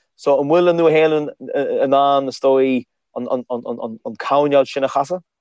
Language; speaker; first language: Irish; native; Irish